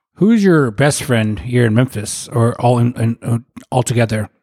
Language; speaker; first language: English; early bilingual, other home language; Gujarati